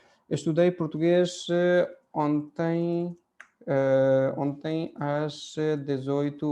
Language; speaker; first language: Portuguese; non-native, fluent; Hindi